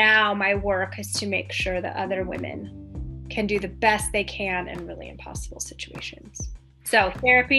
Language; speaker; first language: English; native; English